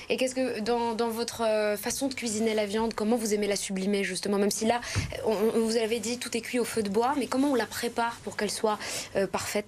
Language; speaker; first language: French; native; French